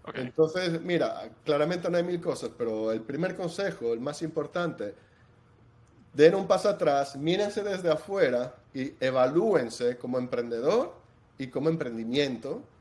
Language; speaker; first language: Spanish; non-native, fluent; Italian